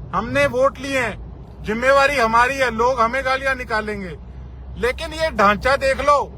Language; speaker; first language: Hindi; non-native, local second language; Punjabi